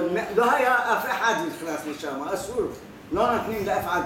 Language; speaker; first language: Hebrew; non-native, fluent; Arabic